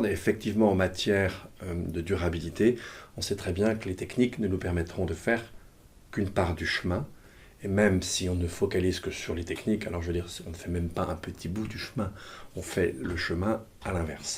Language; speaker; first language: French; native; French